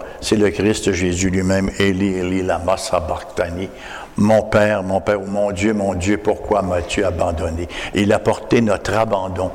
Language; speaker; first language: French; native; French